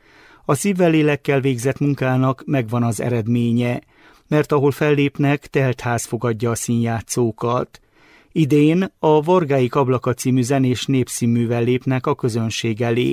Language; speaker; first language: Hungarian; native; Hungarian